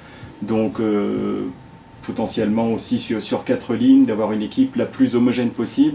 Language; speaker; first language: French; native; French